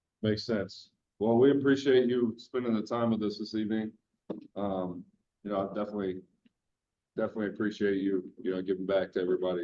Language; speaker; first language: English; native; English